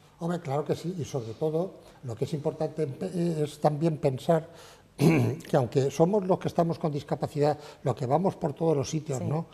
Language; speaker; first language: Spanish; native; Spanish